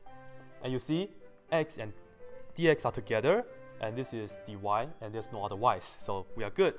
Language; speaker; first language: English; non-native, fluent; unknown